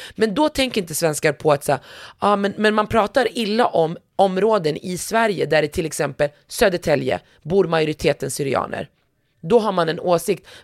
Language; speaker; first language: Swedish; early bilingual, other home language; Arabic